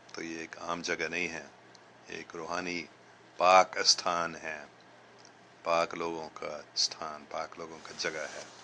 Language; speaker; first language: Urdu; early bilingual, other home language; English